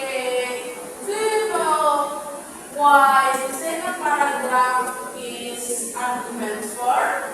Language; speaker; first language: English; non-native, fluent; Indonesian